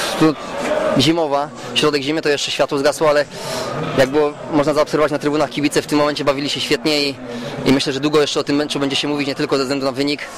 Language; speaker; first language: Polish; native; Polish